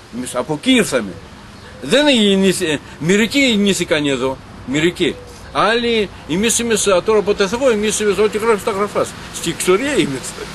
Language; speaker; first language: Greek; non-native, learner; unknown